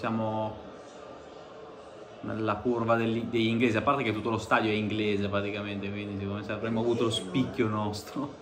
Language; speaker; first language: Italian; native; Italian